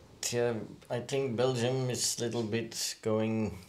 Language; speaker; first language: English; non-native, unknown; Dutch